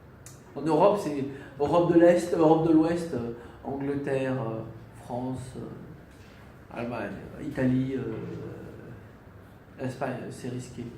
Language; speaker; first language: French; non-native, fluent; English